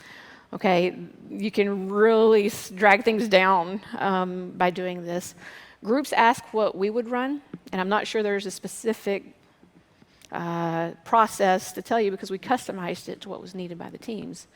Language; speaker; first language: English; native; English